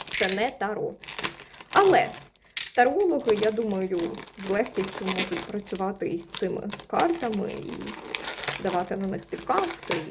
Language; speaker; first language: Ukrainian; non-native, local second language; Russian